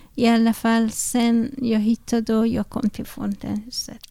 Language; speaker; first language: Swedish; non-native, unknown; Persian